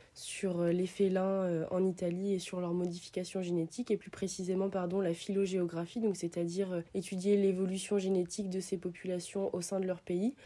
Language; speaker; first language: French; early bilingual, other home language; Italian